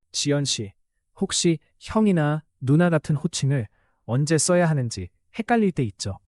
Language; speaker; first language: Korean; non-native, fluent; Chinese